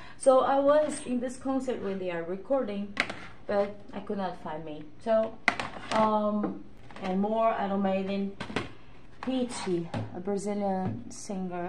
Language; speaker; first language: English; non-native, learner; Portuguese